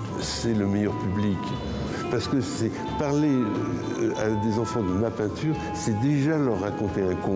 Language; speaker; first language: French; native; French